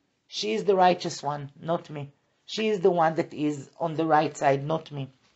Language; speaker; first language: English; non-native, fluent; Hebrew